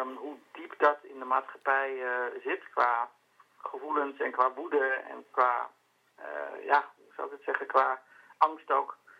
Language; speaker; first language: Dutch; native; Dutch